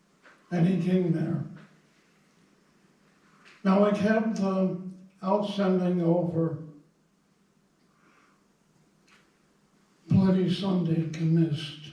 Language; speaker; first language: Dutch; non-native, fluent; English